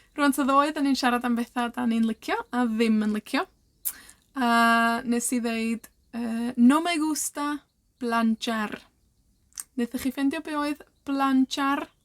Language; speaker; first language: Welsh; native; Welsh